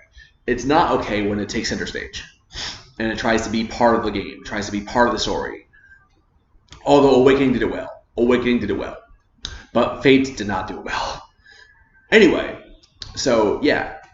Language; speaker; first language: English; native; English